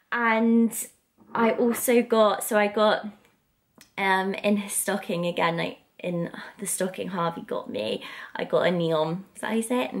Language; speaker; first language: English; native; English